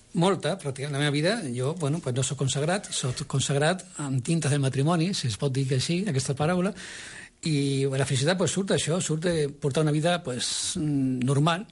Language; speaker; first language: Catalan; non-native, local second language; Spanish